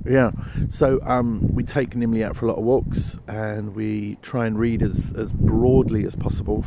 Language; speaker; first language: English; native; English